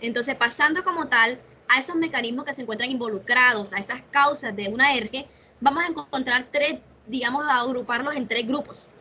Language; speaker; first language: Spanish; native; Spanish